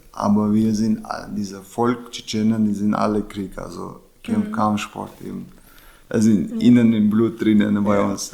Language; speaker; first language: German; non-native, learner; Chechen